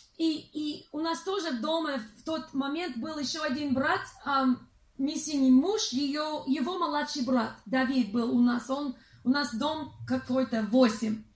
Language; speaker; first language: Russian; non-native, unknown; English